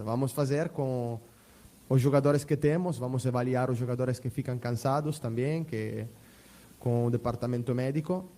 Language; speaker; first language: Portuguese; non-native, fluent; Italian